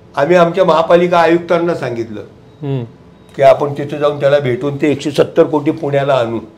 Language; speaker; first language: Marathi; non-native, local second language; Gujarati